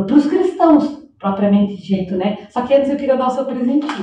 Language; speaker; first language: Portuguese; native; Portuguese